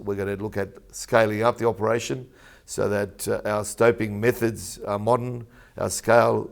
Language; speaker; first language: English; native; English